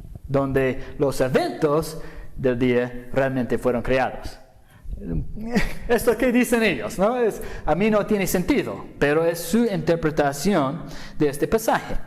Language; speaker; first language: Spanish; non-native, fluent; English